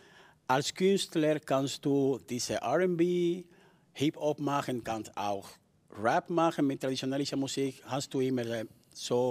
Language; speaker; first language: German; non-native, fluent; Spanish